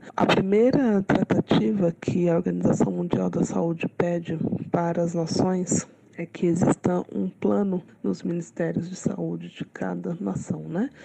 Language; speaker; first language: Portuguese; native; Portuguese